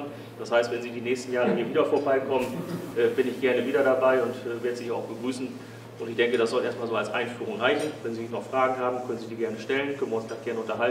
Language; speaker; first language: German; native; German